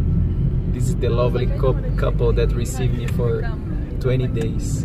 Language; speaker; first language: English; non-native, learner; Portuguese